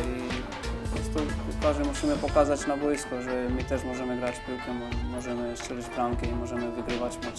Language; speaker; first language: Polish; non-native, fluent; Georgian